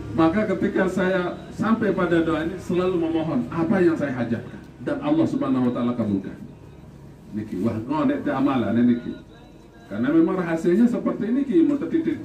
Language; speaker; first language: Malay; non-native, local second language; Sasak